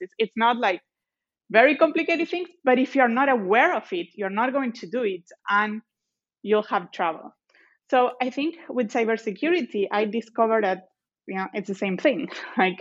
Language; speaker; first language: English; non-native, fluent; Spanish